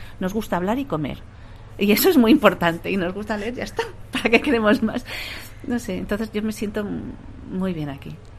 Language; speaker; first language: Spanish; native; Spanish